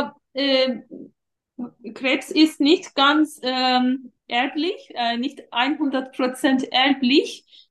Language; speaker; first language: German; non-native, fluent; Turkish